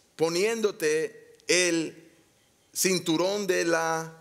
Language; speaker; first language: Spanish; non-native, learner; English